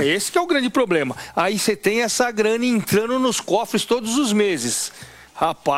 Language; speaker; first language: Portuguese; native; Portuguese